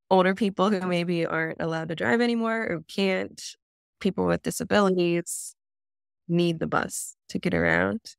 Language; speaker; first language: English; native; English